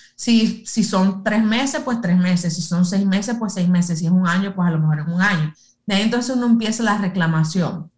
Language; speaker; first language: Spanish; early bilingual, heritage; Spanish